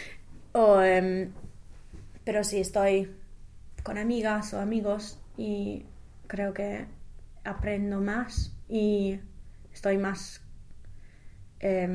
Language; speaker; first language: Spanish; non-native, fluent; English